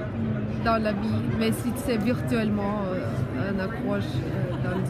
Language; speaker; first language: French; non-native, fluent; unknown